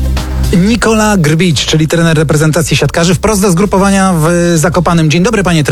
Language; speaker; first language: Polish; native; Polish